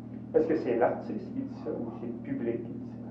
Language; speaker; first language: French; native; French